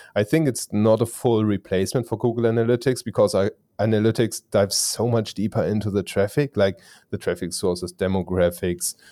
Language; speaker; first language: English; non-native, fluent; German